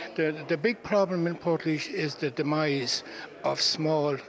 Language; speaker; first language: English; native; English